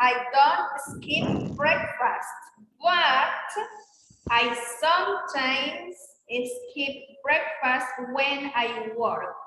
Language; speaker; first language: English; non-native, learner; Spanish